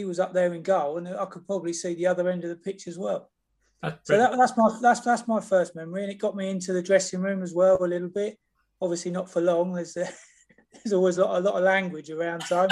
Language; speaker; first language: English; native; English